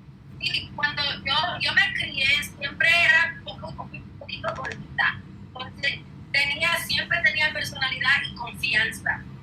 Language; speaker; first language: Spanish; early bilingual, heritage; Spanish